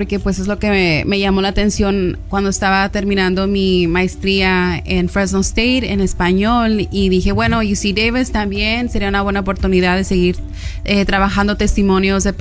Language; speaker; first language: Spanish; early bilingual, heritage; Spanish